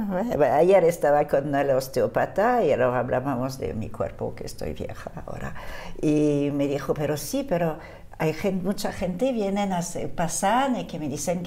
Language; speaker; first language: Spanish; non-native, fluent; French